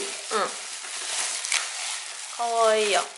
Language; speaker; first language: Japanese; native; Japanese